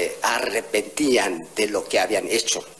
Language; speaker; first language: Spanish; non-native, fluent; Korean